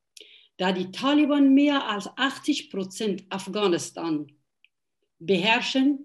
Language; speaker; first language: German; non-native, fluent; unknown